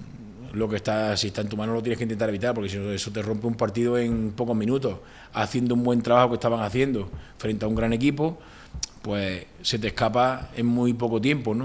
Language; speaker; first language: Spanish; native; Spanish